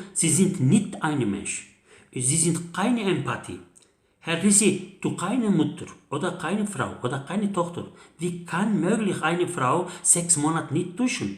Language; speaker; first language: German; non-native, learner; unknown